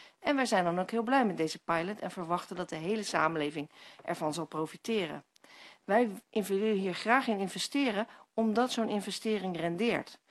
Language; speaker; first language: Dutch; native; Dutch